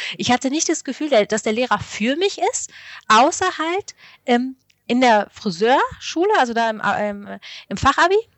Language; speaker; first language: German; early bilingual, other home language; Arabic